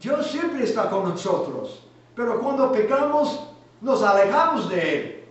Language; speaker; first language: Spanish; native; Spanish